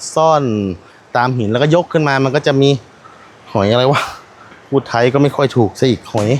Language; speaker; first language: Thai; non-native, local second language; Northeastern Thai